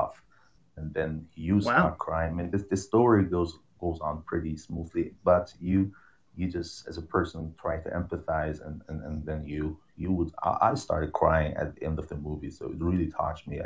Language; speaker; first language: English; non-native, fluent; Persian